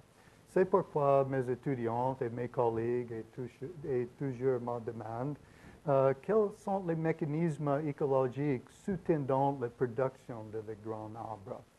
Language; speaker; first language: French; non-native, learner; English